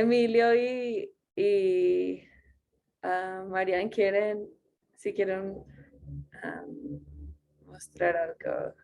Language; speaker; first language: Spanish; non-native, fluent; English